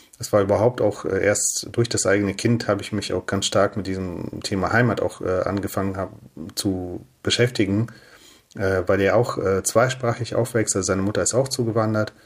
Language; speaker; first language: German; early bilingual, other home language; Russian